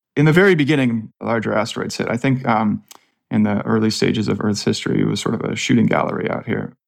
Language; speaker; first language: English; native; English